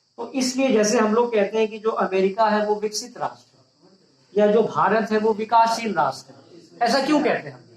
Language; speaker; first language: Hindi; native; Hindi